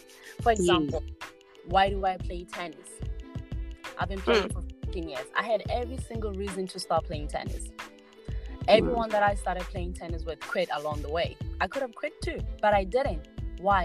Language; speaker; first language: English; non-native, local second language; Tswana